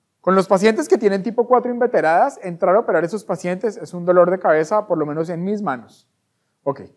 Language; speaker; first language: Spanish; native; Spanish